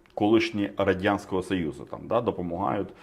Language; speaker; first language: Ukrainian; non-native, fluent; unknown